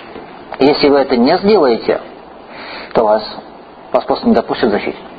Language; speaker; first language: Russian; native; Russian